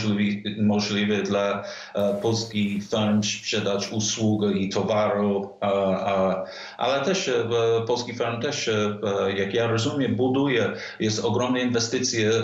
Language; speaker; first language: Polish; non-native, fluent; English